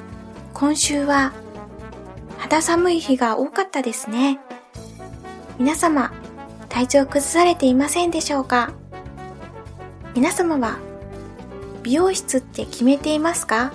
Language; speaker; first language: Japanese; native; Japanese